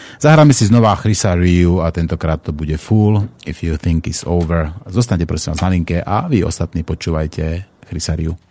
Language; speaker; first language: Slovak; native; Slovak